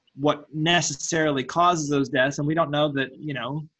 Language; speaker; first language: English; native; English